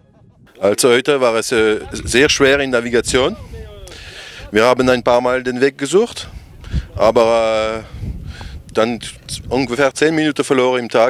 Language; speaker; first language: German; non-native, fluent; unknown